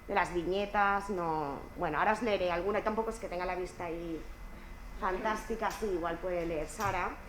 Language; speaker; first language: Spanish; native; Spanish